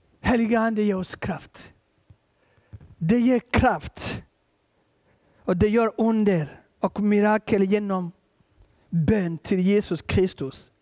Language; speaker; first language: Swedish; non-native, fluent; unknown